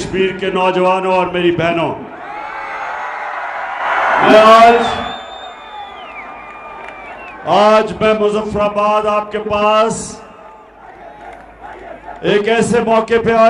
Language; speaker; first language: Urdu; native; Urdu